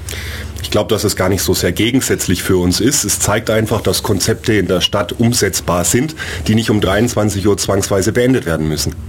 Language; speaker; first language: German; native; German